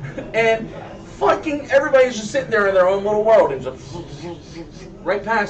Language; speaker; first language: English; native; English